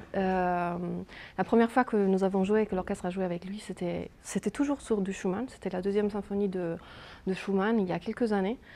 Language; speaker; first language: French; native; French